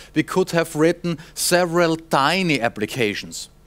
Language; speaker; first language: English; non-native, fluent; German